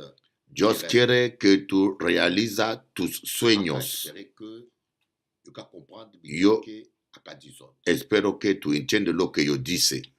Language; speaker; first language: Spanish; non-native, learner; French